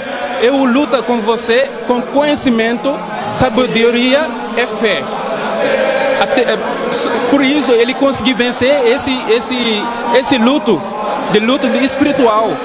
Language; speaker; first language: Portuguese; non-native, fluent; Wolof